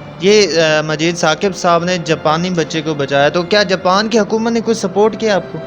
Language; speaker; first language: Urdu; non-native, local second language; Punjabi